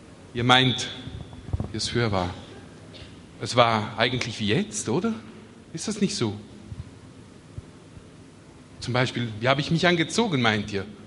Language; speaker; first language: German; non-native, fluent; Italian